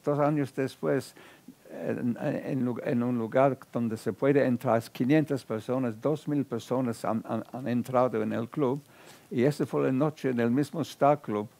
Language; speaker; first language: Spanish; non-native, fluent; English